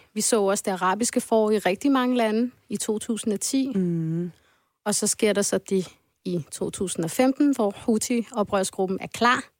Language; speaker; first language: Danish; early bilingual, other home language; Arabic